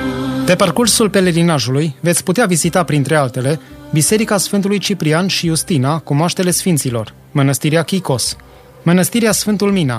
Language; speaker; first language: Romanian; native; Romanian